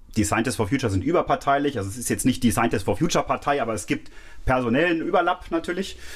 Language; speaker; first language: German; native; German